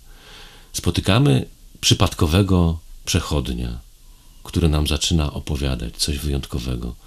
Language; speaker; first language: Polish; native; Polish